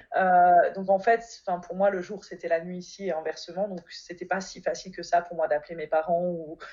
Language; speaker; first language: French; native; French